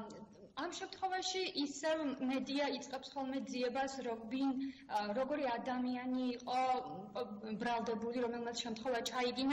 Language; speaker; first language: Georgian; native; Georgian